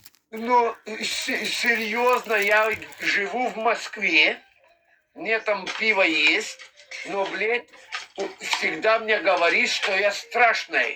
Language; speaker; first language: Russian; non-native, learner; Lithuanian